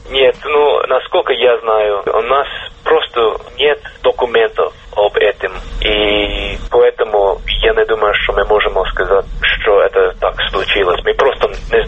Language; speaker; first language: Russian; non-native, fluent; English